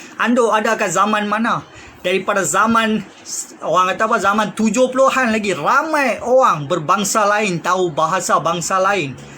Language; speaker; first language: Malay; native; Malay